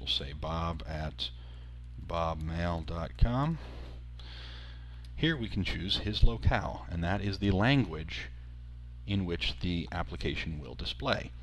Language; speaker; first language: English; native; English